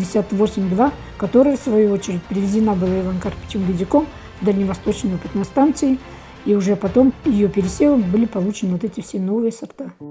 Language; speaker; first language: Russian; native; Russian